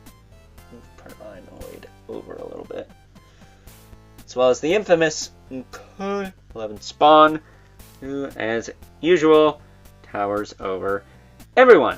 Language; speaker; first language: English; native; English